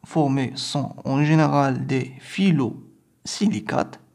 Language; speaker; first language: French; non-native, local second language; Arabic